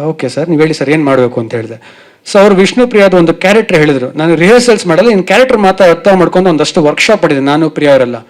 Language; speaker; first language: Kannada; native; Kannada